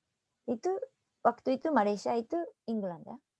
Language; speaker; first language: Indonesian; non-native, fluent; Japanese